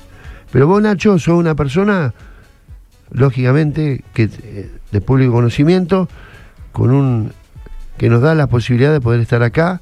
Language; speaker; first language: Spanish; native; Spanish